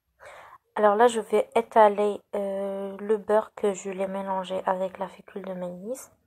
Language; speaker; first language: French; non-native, local second language; Arabic